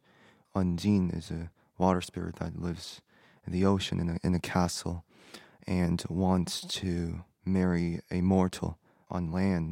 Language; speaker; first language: English; non-native, fluent; Korean